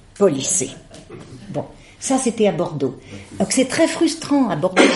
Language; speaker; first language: French; native; French